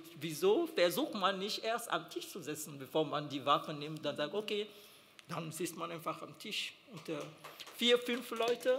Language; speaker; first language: German; non-native, fluent; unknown